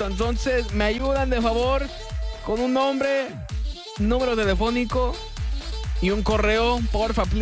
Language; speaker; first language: Spanish; native; Spanish